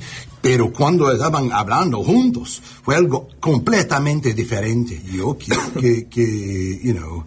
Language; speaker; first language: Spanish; early bilingual, heritage; English